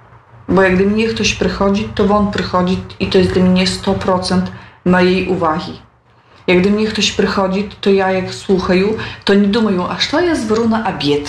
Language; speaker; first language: Polish; non-native, local second language; Belarusian